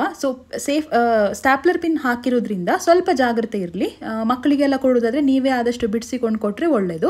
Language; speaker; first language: Kannada; native; Kannada